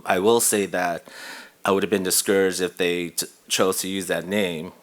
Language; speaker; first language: English; native; English